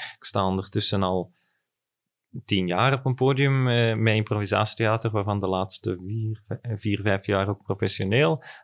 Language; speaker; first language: Dutch; native; Dutch